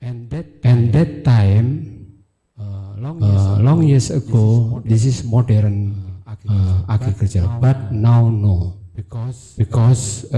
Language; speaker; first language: English; non-native, learner; Indonesian